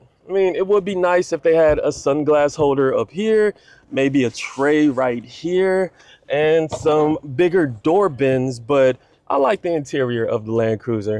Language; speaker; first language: English; native; English